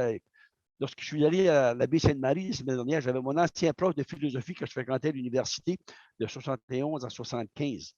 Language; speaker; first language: French; native; French